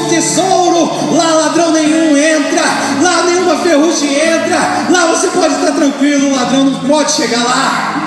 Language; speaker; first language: Portuguese; native; Portuguese